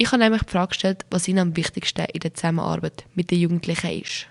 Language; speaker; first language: German; native; German